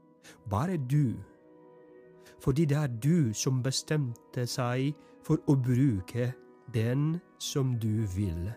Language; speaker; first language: Norwegian; non-native, fluent; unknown